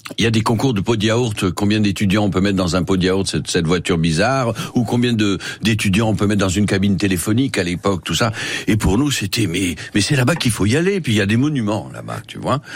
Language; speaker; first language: French; non-native, local second language; Spanish